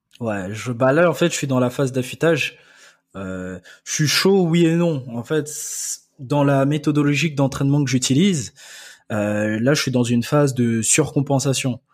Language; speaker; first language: French; early bilingual, other home language; Akan